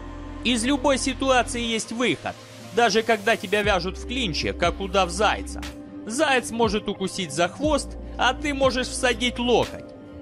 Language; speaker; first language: Russian; native; Russian